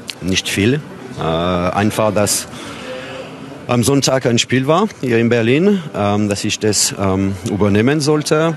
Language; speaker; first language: German; non-native, fluent; French